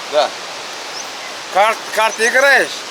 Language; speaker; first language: Russian; non-native, local second language; Kyrgyz